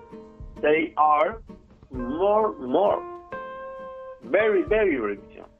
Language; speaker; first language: English; non-native, learner; Spanish